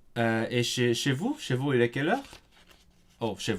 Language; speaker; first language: French; non-native, fluent; Cantonese